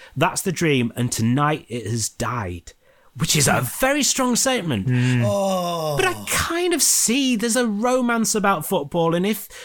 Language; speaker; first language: English; native; English